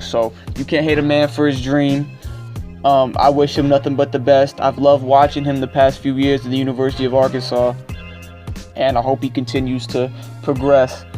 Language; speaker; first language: English; native; English